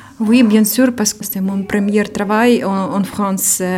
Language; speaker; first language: French; non-native, learner; Ukrainian